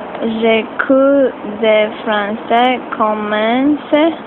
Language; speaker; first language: French; non-native, learner; English